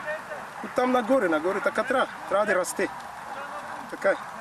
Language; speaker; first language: Bulgarian; non-native, learner; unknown